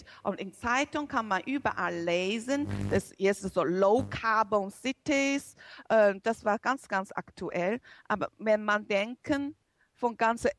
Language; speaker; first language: German; non-native, learner; Chinese